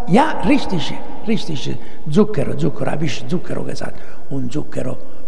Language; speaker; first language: German; non-native, learner; Italian